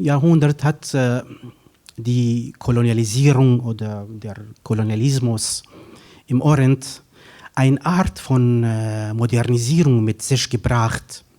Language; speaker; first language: German; non-native, fluent; Kurdish